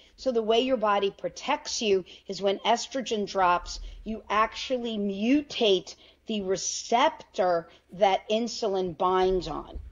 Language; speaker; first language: English; native; English